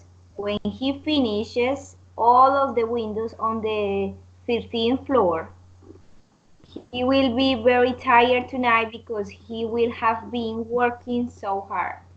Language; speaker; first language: English; non-native, learner; Spanish